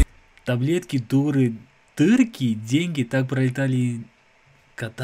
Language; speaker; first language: Russian; non-native, fluent; English